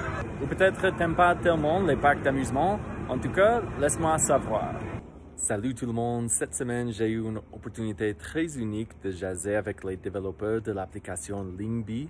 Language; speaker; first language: French; non-native, fluent; English